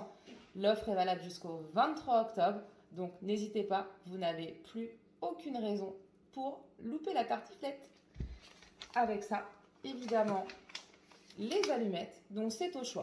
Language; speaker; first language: French; native; French